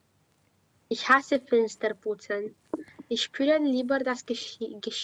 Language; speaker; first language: German; non-native, learner; Romanian